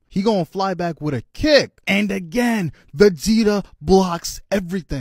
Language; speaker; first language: English; native; English